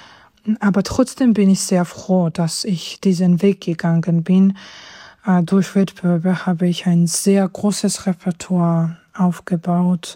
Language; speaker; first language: German; non-native, fluent; Georgian